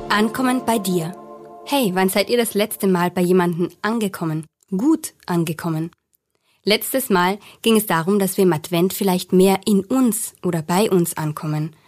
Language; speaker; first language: German; native; German